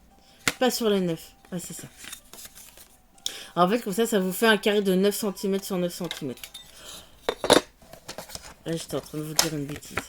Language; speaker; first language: French; native; French